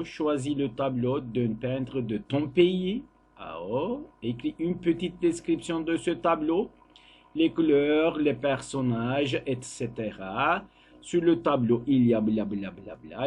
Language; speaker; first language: French; non-native, learner; Turkish